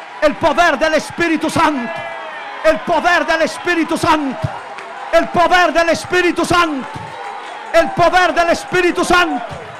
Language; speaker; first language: Spanish; non-native, fluent; Portuguese